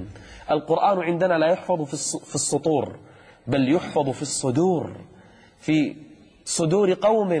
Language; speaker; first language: Arabic; native; Arabic